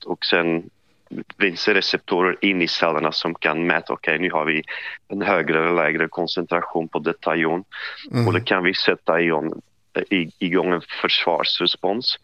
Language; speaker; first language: Swedish; non-native, fluent; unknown